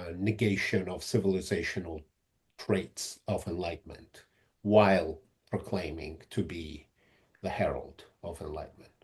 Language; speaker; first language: English; non-native, fluent; Georgian